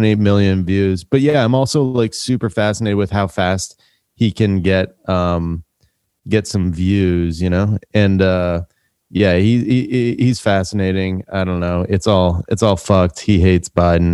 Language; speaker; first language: English; native; English